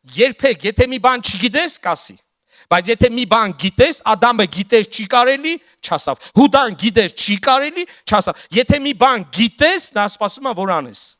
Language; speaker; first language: Armenian; native; Armenian